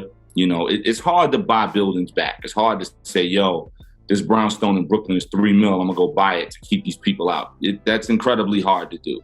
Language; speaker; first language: English; native; English